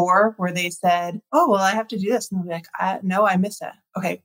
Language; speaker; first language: English; native; English